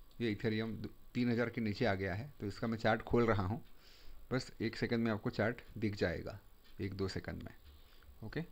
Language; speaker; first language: Hindi; non-native, local second language; Marathi